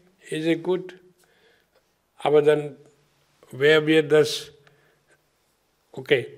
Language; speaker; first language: German; non-native, learner; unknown